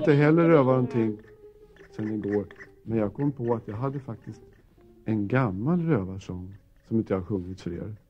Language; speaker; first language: Swedish; native; Swedish